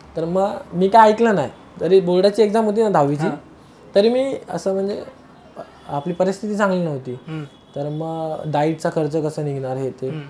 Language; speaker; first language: Marathi; native; Marathi